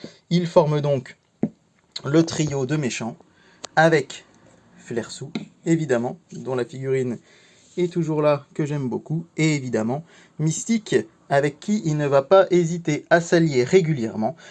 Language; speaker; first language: French; native; French